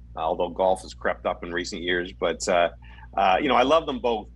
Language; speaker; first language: English; native; English